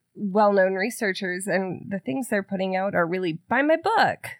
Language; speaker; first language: English; native; English